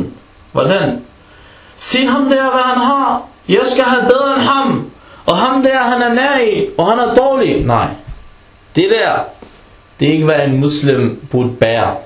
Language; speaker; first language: Danish; early bilingual, other home language; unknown